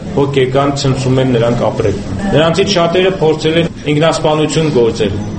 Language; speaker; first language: Armenian; native; Armenian